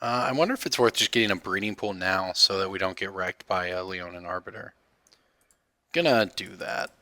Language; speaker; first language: English; native; English